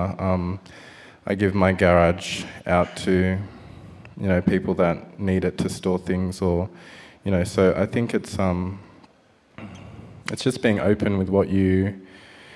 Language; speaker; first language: English; native; English